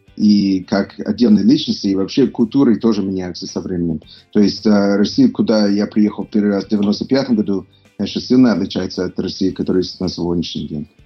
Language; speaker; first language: Russian; non-native, fluent; English